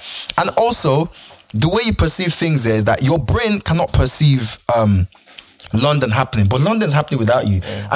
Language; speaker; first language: English; non-native, local second language; Yoruba